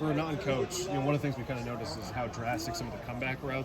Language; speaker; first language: English; native; English